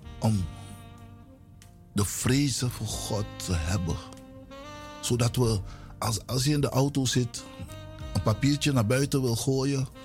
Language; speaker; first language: Dutch; non-native, local second language; Sranan Tongo